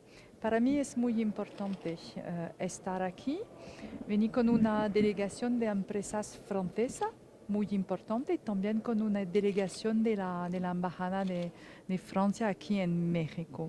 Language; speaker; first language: Spanish; non-native, fluent; French